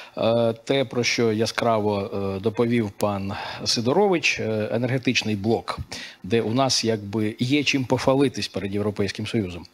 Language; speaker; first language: Ukrainian; native; Ukrainian